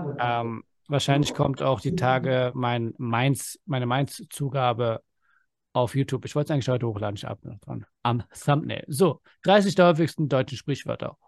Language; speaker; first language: German; early bilingual, other home language; Persian